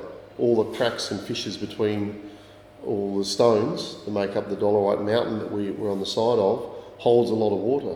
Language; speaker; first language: English; native; English